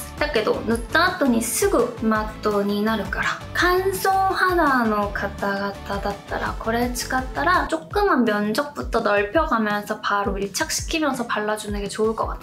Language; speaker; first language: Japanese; non-native, fluent; Korean